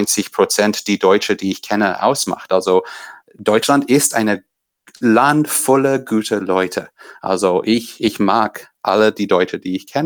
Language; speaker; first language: German; non-native, fluent; English